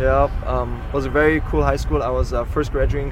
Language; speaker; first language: English; non-native, fluent; German